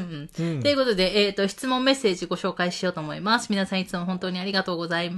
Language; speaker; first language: Japanese; native; Japanese